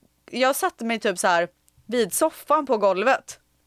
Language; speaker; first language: Swedish; native; Swedish